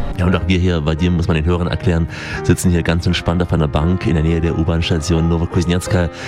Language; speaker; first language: German; native; German